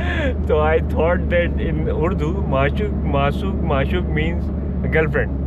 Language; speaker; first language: English; non-native, local second language; Urdu